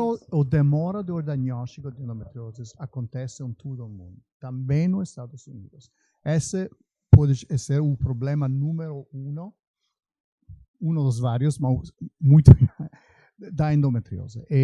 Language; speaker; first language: Portuguese; non-native, fluent; Italian